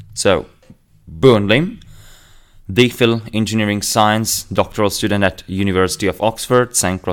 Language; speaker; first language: English; non-native, fluent; Slovak